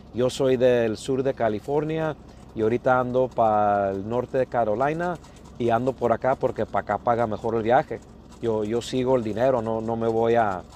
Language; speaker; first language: Spanish; early bilingual, heritage; Spanish